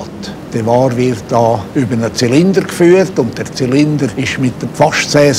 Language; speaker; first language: German; native; German